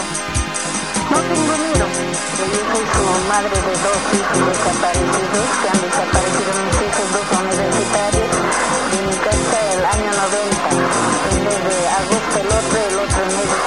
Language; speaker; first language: Spanish; non-native, local second language; Quechua